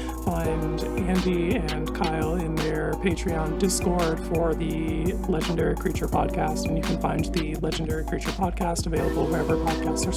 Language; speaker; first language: English; native; English